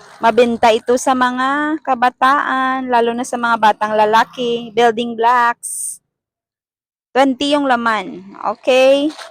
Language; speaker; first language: Filipino; non-native, local second language; Cebuano